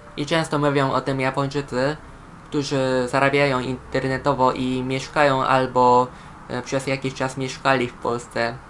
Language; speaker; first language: Polish; non-native, fluent; Japanese